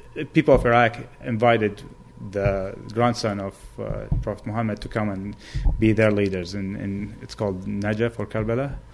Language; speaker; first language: English; non-native, fluent; Arabic